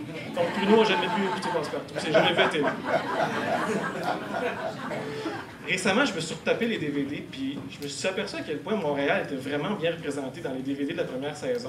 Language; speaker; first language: French; native; French